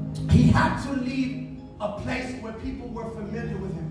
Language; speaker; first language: English; early bilingual, other home language; Spanish